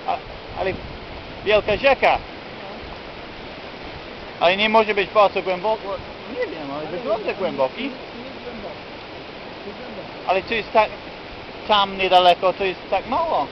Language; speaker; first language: Polish; non-native, learner; English